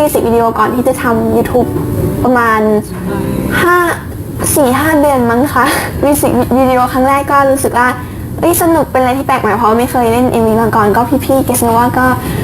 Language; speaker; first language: Thai; early bilingual, other home language; German